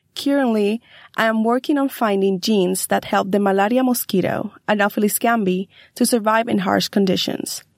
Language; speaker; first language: English; non-native, local second language; Spanish